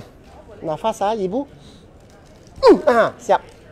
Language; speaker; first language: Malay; non-native, local second language; Chinese